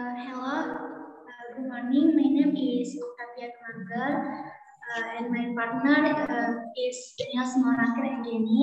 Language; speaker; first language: English; non-native, learner; Indonesian